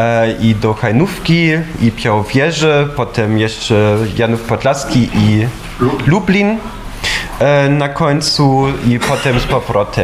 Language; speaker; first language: Polish; non-native, fluent; German